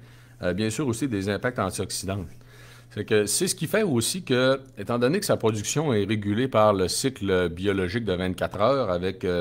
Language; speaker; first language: French; native; French